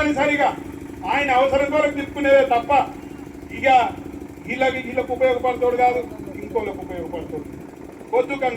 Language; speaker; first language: Telugu; native; Telugu